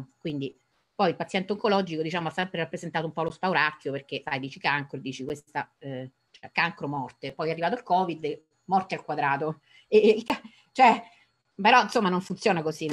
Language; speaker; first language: Italian; native; Italian